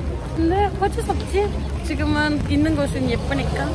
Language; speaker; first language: Korean; non-native, fluent; Turkish